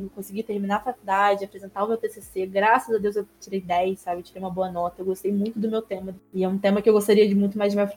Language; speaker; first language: Portuguese; native; Portuguese